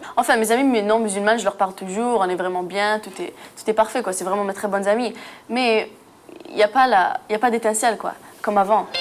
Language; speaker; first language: French; early bilingual, other home language; Arabic